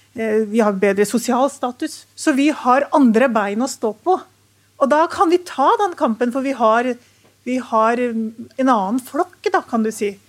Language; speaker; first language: Norwegian; early bilingual, other home language; Urdu